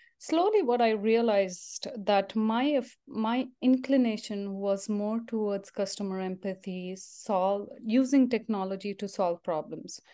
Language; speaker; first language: English; non-native, local second language; Marathi